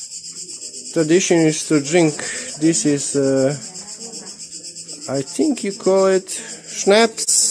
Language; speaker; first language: English; non-native, learner; Croatian